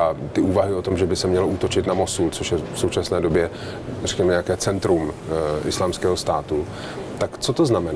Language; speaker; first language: Czech; native; Czech